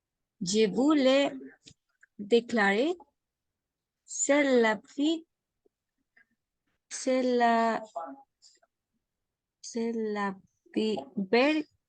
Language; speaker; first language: French; non-native, learner; Spanish